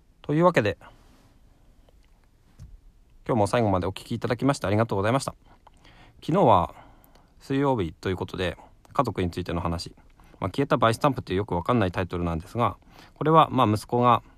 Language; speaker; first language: Japanese; native; Japanese